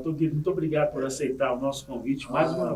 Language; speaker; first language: Portuguese; native; Portuguese